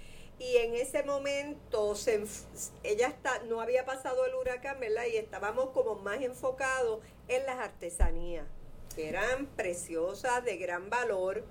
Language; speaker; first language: Spanish; native; Spanish